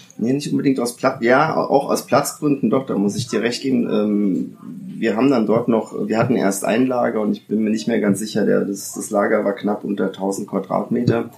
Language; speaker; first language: German; early bilingual, other home language; Italian